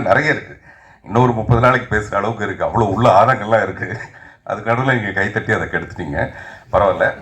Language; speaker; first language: Tamil; native; Tamil